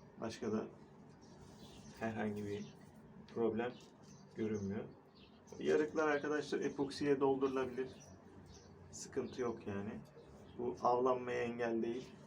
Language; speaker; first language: Turkish; native; Turkish